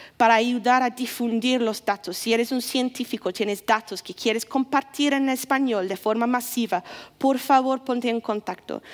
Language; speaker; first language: Spanish; non-native, fluent; English